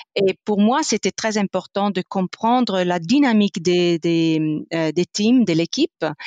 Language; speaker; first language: French; non-native, fluent; Italian